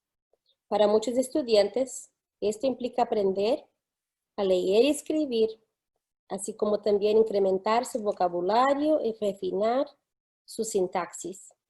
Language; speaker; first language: Spanish; non-native, fluent; English